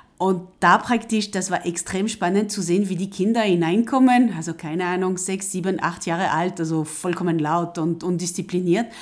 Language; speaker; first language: German; non-native, fluent; French